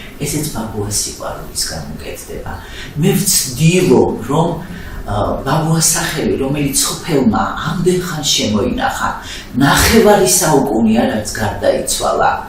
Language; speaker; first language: Georgian; native; Georgian